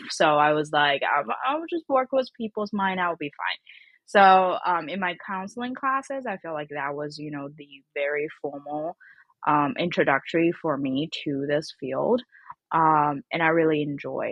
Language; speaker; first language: English; non-native, fluent; Chinese